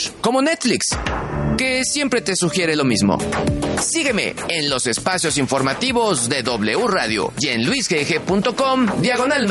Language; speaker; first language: Spanish; native; Spanish